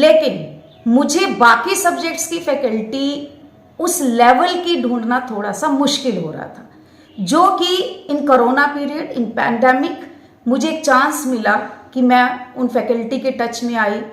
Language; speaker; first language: Hindi; native; Hindi